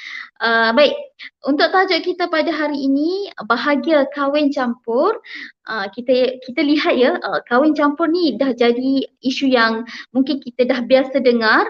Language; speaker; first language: Malay; native; Malay